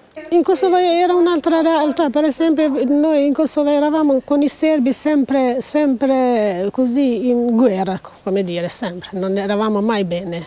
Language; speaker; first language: Italian; non-native, fluent; Albanian